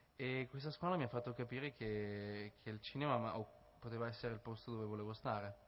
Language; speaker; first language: Italian; native; Italian